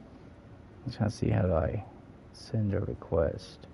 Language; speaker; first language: English; native; English